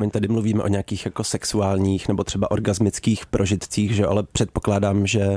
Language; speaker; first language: Czech; native; Czech